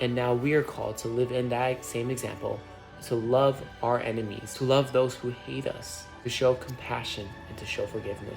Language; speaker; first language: English; native; English